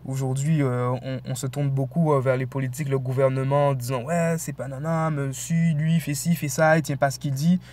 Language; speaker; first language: French; native; French